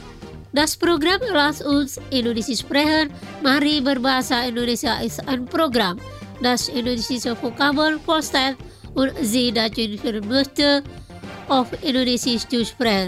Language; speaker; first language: German; non-native, fluent; Indonesian